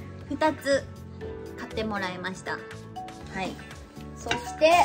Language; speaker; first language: Japanese; native; Japanese